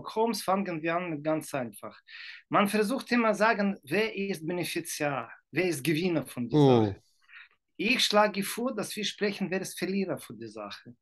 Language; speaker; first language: German; non-native, learner; Ukrainian